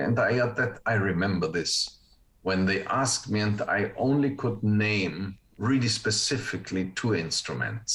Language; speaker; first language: English; non-native, fluent; Spanish